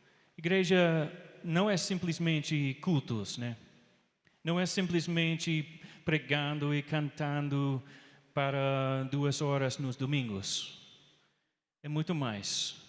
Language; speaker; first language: Portuguese; non-native, learner; English